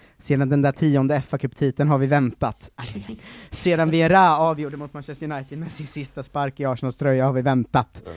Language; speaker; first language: Swedish; native; Swedish